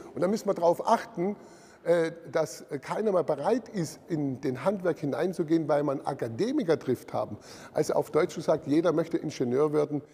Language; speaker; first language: German; native; German